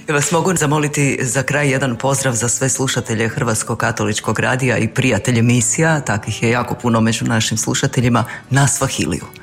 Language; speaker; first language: Croatian; native; Croatian